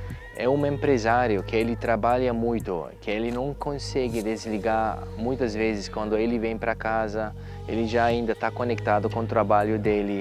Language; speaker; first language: Portuguese; non-native, fluent; German